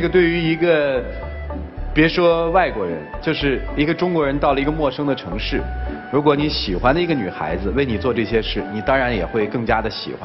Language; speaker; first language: Chinese; native; Chinese